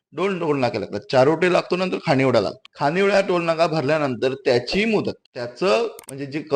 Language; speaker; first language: Marathi; native; Marathi